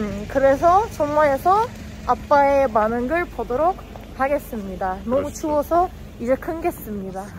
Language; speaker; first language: Korean; non-native, fluent; Turkish